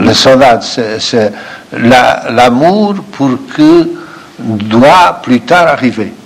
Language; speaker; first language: French; non-native, fluent; Portuguese